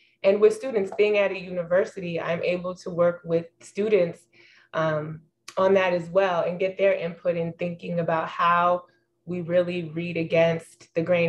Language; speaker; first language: English; native; English